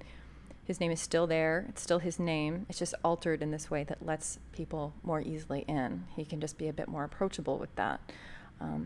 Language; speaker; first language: English; native; English